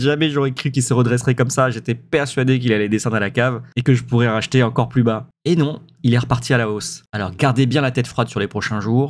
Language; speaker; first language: French; native; French